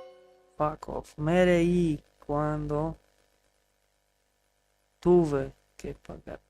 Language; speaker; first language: Spanish; non-native, learner; English